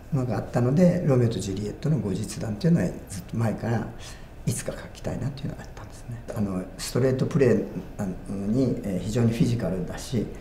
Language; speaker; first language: Japanese; native; Japanese